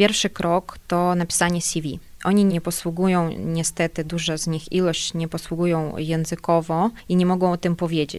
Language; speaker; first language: Polish; non-native, fluent; Ukrainian